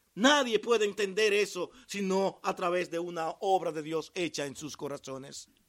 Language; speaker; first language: Spanish; native; Spanish